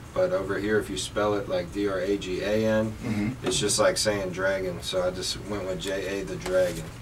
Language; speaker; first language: English; native; English